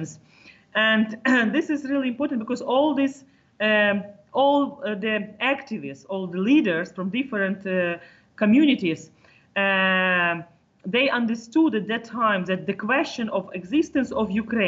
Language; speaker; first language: English; non-native, fluent; Ukrainian